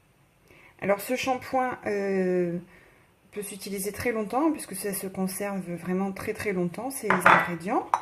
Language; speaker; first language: French; native; French